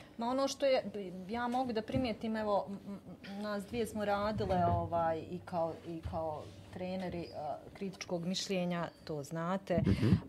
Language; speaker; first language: Bosnian; native; Bosnian